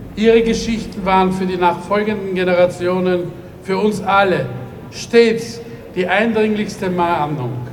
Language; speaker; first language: German; native; German